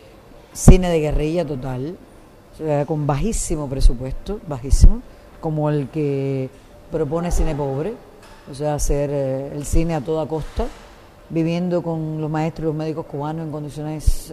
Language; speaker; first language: Spanish; native; Spanish